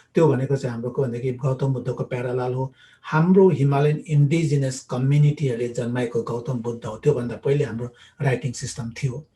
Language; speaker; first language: Nepali; non-native, local second language; Limbu